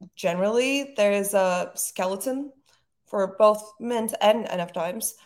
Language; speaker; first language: English; non-native, fluent; Turkish